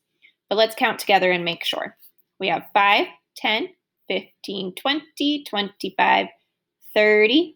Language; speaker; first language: English; native; English